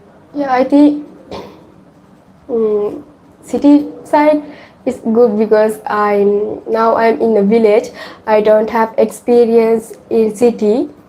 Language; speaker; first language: English; non-native, learner; Sinhala